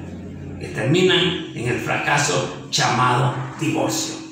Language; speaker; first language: Spanish; native; Spanish